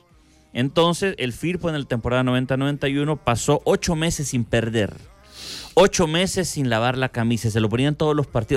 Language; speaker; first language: Spanish; native; Spanish